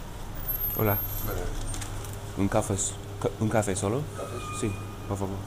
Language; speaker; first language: Spanish; non-native, learner; English